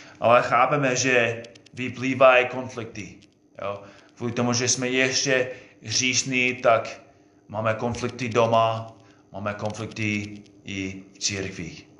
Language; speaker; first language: Czech; non-native, fluent; English